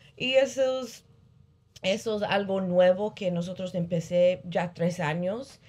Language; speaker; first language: Spanish; early bilingual, heritage; Spanish